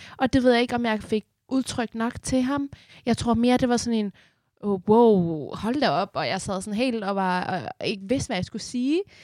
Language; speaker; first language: Danish; early bilingual, other home language; Persian